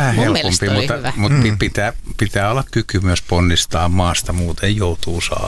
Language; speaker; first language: Finnish; native; Finnish